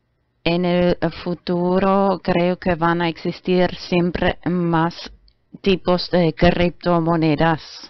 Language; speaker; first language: Spanish; non-native, learner; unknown